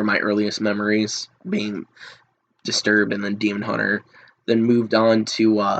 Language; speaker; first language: English; native; English